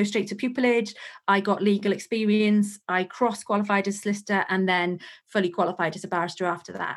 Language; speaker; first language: English; native; English